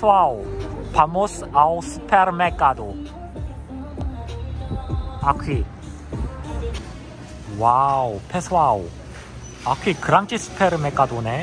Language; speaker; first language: Portuguese; non-native, learner; Korean